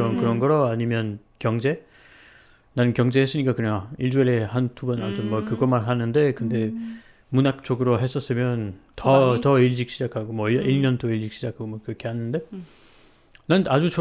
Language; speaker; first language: Korean; non-native, fluent; French